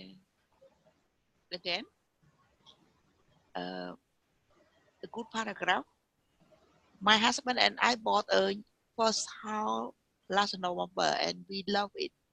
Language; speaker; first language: English; non-native, learner; Vietnamese